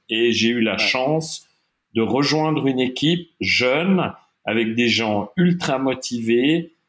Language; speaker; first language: French; non-native, local second language; German